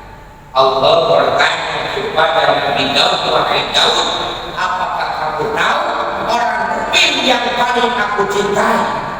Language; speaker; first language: Indonesian; non-native, local second language; Sundanese